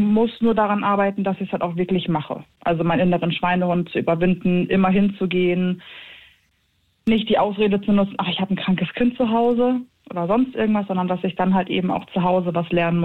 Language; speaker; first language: German; native; German